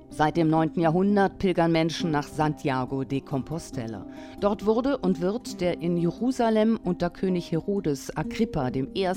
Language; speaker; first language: German; native; German